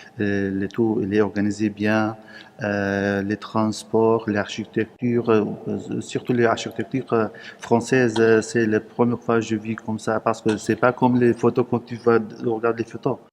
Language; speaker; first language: French; non-native, learner; Arabic